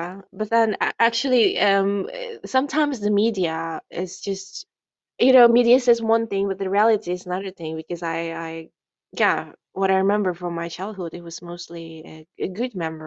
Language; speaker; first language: English; non-native, fluent; Indonesian